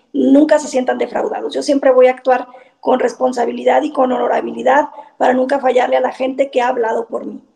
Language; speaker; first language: Spanish; native; Spanish